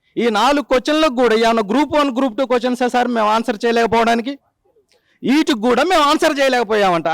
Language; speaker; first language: Telugu; native; Telugu